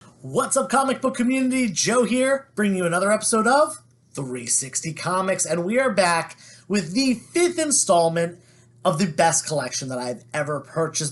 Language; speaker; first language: English; native; English